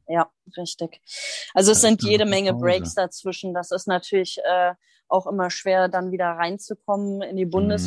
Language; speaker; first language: German; native; German